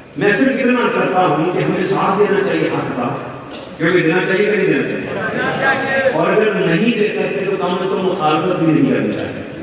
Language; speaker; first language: Urdu; non-native, local second language; Punjabi